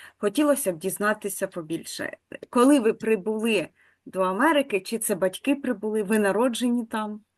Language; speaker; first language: Ukrainian; native; Ukrainian